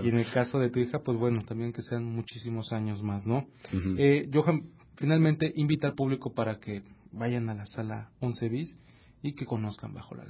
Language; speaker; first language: Spanish; native; Spanish